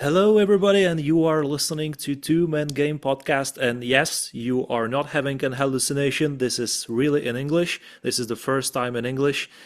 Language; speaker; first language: English; non-native, fluent; Czech